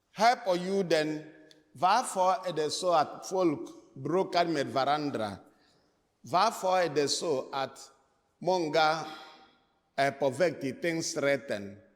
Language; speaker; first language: Swedish; non-native, fluent; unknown